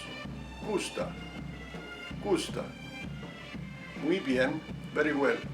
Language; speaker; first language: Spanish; non-native, fluent; English